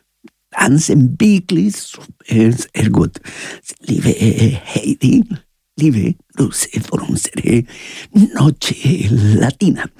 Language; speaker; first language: German; non-native, learner; Spanish